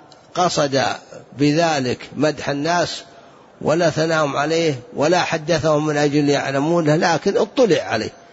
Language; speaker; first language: Arabic; native; Arabic